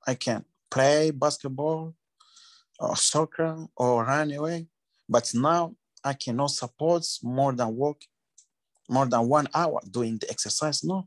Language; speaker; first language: English; non-native, learner; French